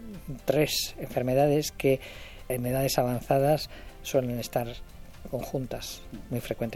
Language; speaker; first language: Spanish; native; Spanish